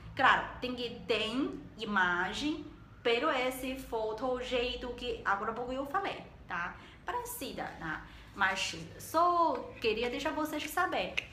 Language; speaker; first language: Portuguese; non-native, learner; Chinese